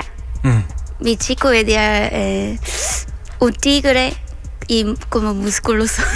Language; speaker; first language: Spanish; non-native, learner; Korean